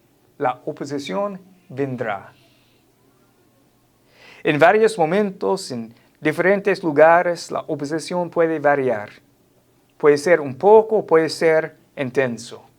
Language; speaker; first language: Spanish; non-native, fluent; English